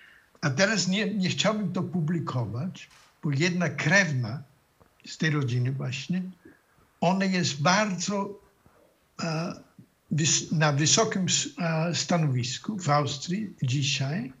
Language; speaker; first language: Polish; non-native, fluent; German